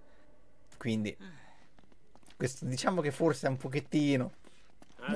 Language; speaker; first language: Italian; native; Italian